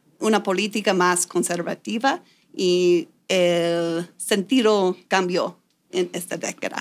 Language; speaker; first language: Spanish; non-native, fluent; English